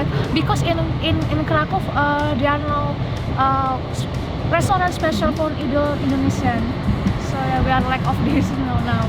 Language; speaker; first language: English; non-native, learner; Indonesian